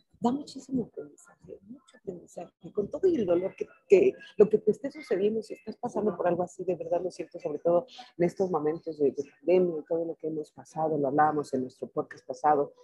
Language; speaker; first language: Spanish; native; Spanish